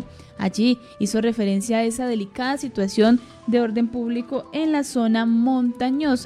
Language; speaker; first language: Spanish; native; Spanish